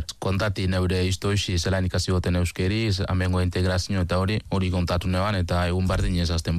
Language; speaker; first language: Basque; non-native, fluent; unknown